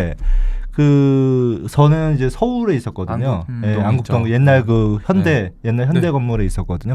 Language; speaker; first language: Korean; native; Korean